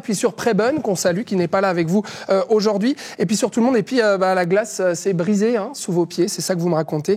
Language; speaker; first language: French; native; French